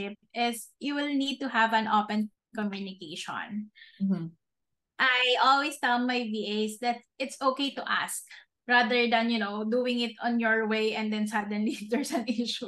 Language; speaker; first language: English; non-native, local second language; Filipino